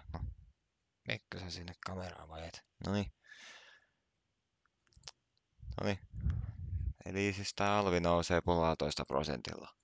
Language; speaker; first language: Finnish; native; Finnish